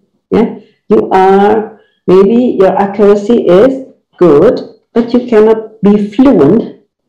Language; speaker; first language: English; non-native, fluent; Indonesian